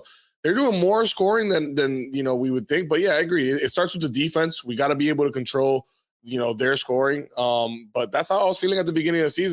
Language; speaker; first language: English; native; English